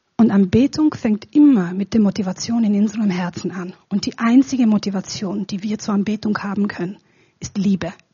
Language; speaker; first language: German; non-native, fluent; Romanian